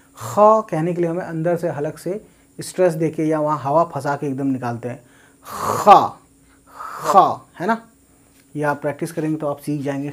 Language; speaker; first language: Hindi; native; Hindi